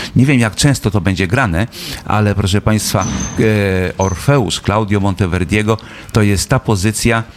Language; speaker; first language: Polish; native; Polish